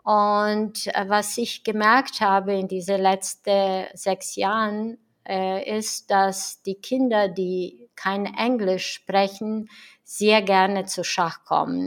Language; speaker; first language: German; non-native, fluent; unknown